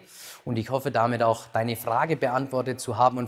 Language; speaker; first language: German; native; German